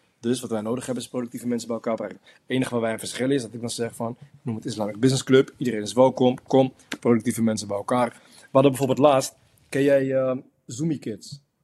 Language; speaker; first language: Dutch; early bilingual, other home language; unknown